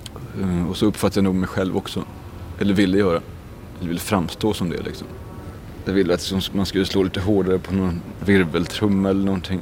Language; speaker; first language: Swedish; native; Swedish